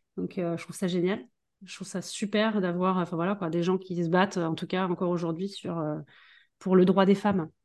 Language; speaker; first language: French; native; French